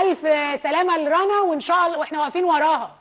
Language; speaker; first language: Arabic; native; Arabic